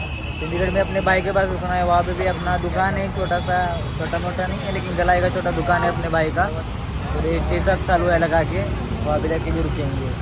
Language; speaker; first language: Hindi; non-native, local second language; Marathi